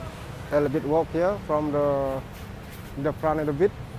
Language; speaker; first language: English; non-native, learner; Indonesian